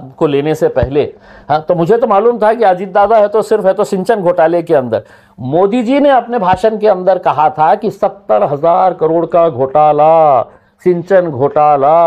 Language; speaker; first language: Hindi; native; Hindi